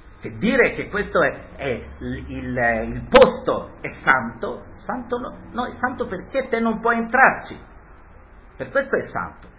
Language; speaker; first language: Italian; early bilingual, heritage; Hebrew